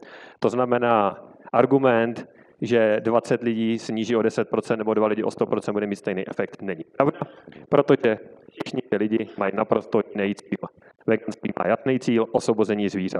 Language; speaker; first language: Czech; native; Czech